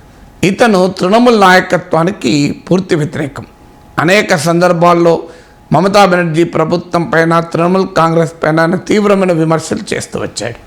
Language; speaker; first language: Telugu; native; Telugu